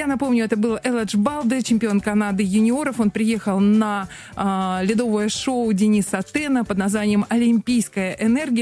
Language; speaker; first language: Russian; native; Russian